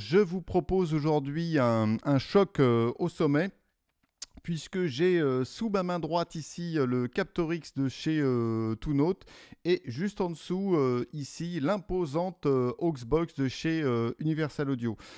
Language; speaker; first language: French; native; French